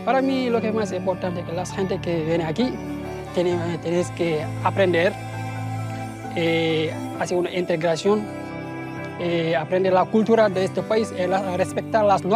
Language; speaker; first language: Spanish; non-native, learner; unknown